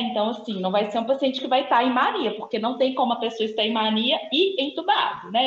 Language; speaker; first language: Portuguese; native; Portuguese